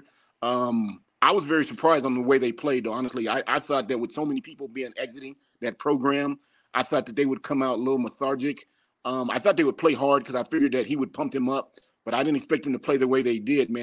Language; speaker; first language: English; native; English